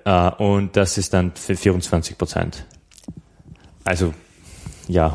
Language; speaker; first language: German; non-native, fluent; Slovak